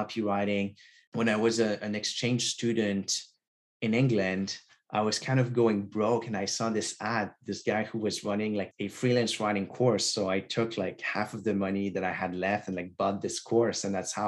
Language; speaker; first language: English; non-native, fluent; French